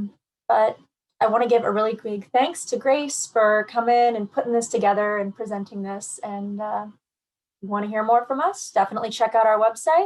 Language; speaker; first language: English; native; English